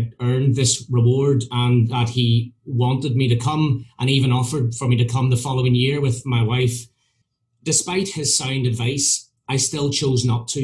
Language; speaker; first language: English; native; English